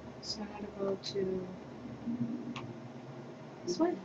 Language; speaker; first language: English; native; English